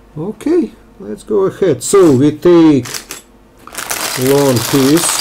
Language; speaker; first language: English; non-native, fluent; Russian